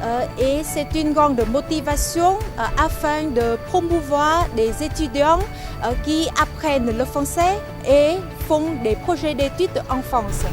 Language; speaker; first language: French; non-native, fluent; Vietnamese